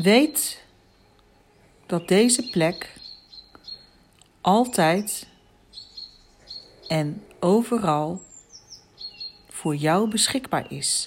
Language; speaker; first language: Dutch; native; Dutch